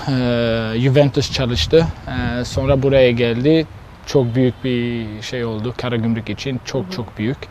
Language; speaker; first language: Turkish; non-native, learner; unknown